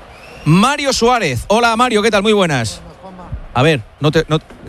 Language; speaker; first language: Spanish; native; Spanish